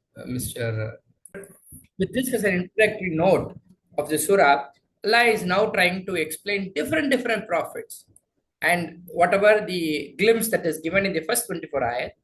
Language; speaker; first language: English; non-native, local second language; Tamil